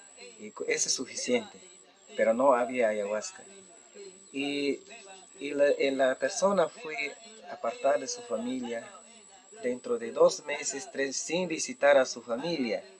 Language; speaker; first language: Spanish; non-native, local second language; Shipibo-Conibo